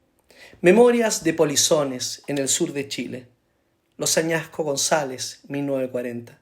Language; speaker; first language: Spanish; native; Spanish